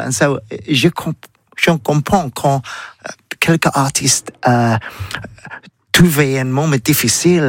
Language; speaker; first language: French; non-native, learner; English